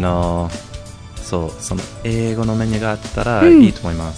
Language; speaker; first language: Japanese; non-native, fluent; English